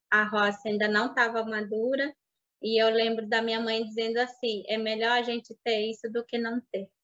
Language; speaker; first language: Portuguese; non-native, local second language; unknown